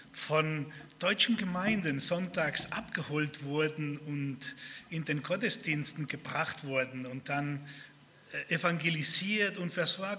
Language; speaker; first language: German; early bilingual, other home language; Spanish